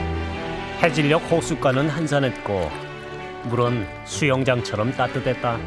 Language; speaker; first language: Korean; native; Korean